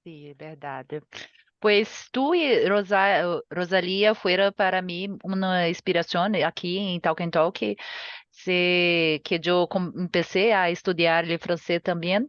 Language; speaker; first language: Spanish; non-native, learner; Portuguese